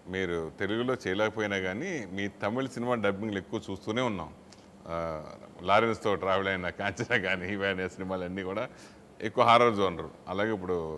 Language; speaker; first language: Telugu; native; Telugu